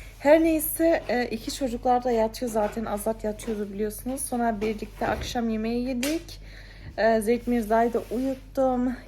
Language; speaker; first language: Turkish; early bilingual, heritage; Turkish